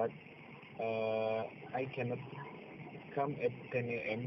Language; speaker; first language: English; non-native, local second language; Malay